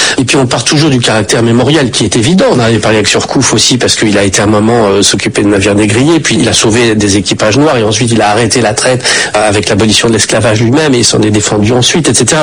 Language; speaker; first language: French; native; French